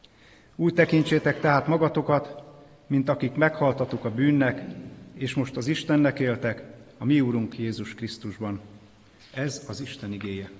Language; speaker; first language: Hungarian; native; Hungarian